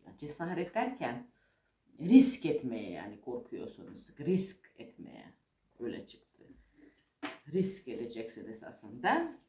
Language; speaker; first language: Turkish; non-native, fluent; Russian